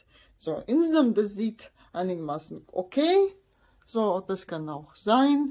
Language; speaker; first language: German; non-native, learner; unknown